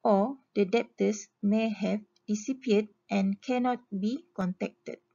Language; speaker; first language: English; non-native, local second language; Malay